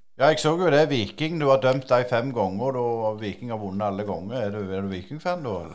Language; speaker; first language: Norwegian; native; Norwegian